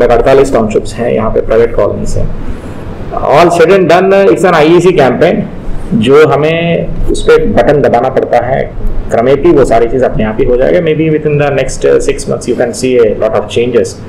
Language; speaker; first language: Hindi; non-native, local second language; Telugu